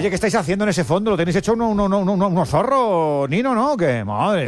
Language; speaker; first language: Spanish; native; Spanish